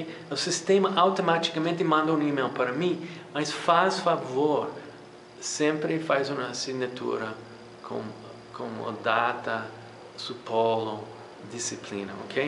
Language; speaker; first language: Portuguese; non-native, fluent; English